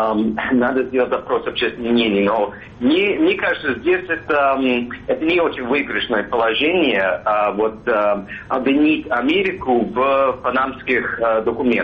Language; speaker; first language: Russian; non-native, fluent; English